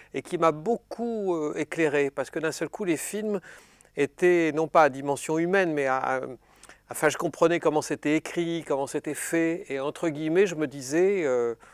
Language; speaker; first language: French; native; French